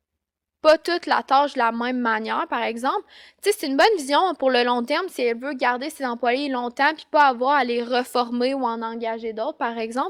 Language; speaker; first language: French; native; French